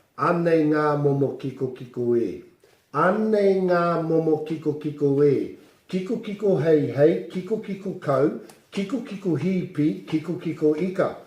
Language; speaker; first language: Māori; non-native, local second language; English